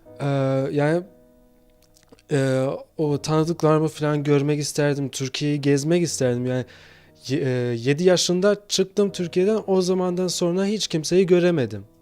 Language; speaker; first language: Turkish; early bilingual, other home language; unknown